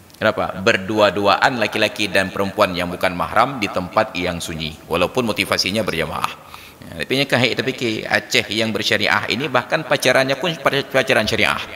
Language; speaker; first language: Malay; non-native, local second language; Achinese